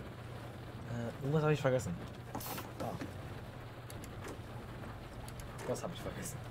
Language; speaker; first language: German; native; German